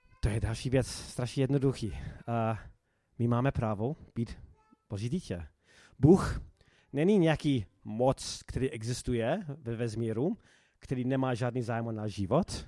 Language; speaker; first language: Czech; non-native, fluent; English